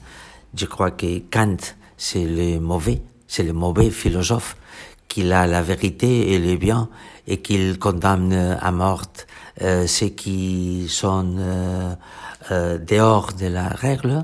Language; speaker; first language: French; non-native, fluent; Catalan